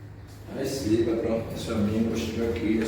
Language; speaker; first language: Portuguese; non-native, learner; Haitian Creole